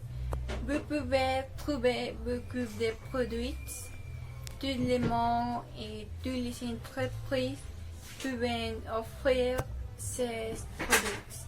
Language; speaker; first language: French; non-native, learner; Spanish